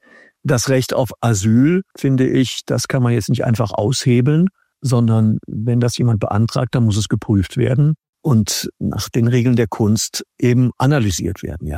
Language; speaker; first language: German; native; German